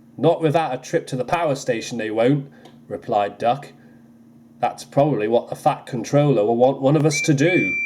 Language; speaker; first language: English; native; English